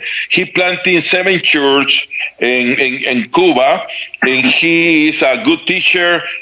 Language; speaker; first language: English; non-native, learner; Spanish